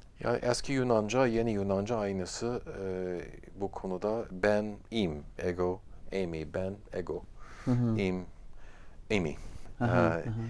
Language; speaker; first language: Turkish; non-native, fluent; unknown